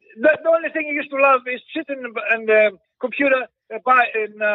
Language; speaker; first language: English; non-native, learner; Greek